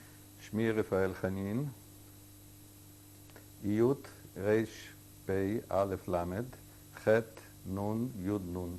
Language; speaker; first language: Hebrew; non-native, fluent; Yiddish